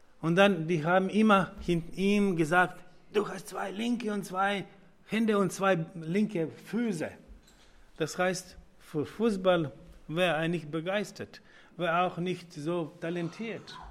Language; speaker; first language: German; non-native, learner; Croatian